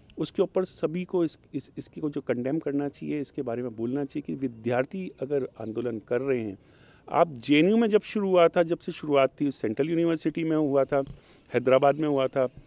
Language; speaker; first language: Hindi; native; Hindi